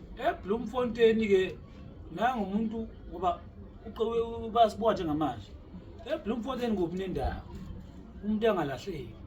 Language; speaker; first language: Zulu; native; Zulu